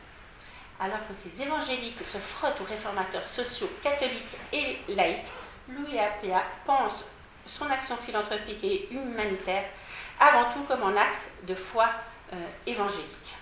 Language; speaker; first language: French; native; French